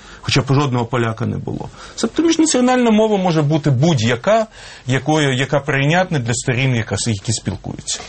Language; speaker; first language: Ukrainian; native; Ukrainian